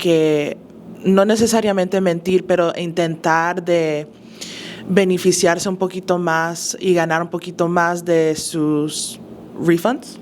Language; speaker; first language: Spanish; early bilingual, other home language; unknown